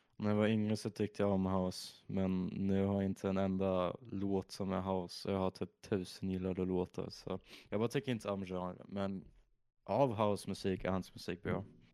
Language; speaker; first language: Swedish; early bilingual, other home language; German